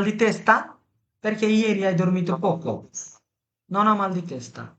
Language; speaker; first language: Italian; non-native, fluent; Bangla